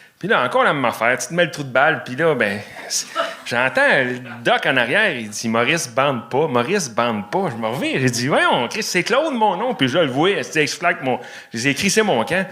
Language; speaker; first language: French; native; French